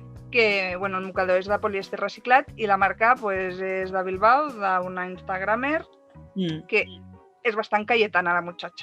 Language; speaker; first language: Catalan; native; Catalan